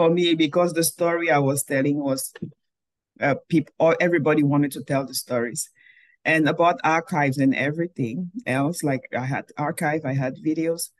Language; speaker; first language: English; non-native, local second language; French